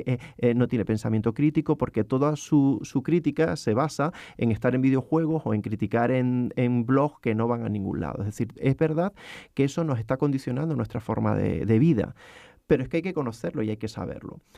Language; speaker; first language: Spanish; native; Spanish